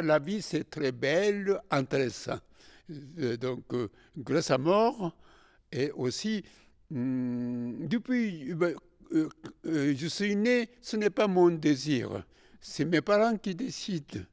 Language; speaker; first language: French; non-native, fluent; Japanese